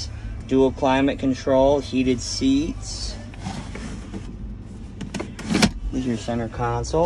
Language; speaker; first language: English; native; English